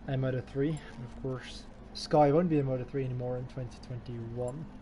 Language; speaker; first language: English; non-native, fluent; Dutch